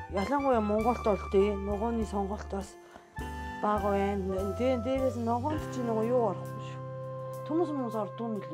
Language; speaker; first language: Mongolian; non-native, fluent; Japanese